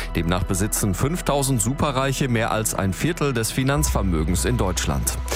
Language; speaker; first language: German; native; German